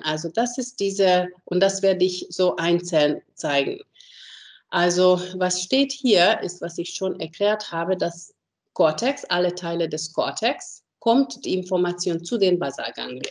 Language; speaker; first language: German; non-native, fluent; Hungarian